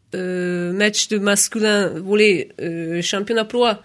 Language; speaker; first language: French; non-native, fluent; Hungarian